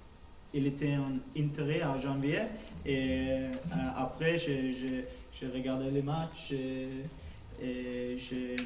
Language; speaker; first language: French; non-native, learner; Norwegian